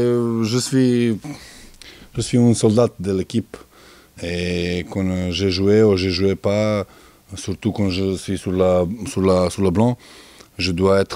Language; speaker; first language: French; non-native, learner; Serbian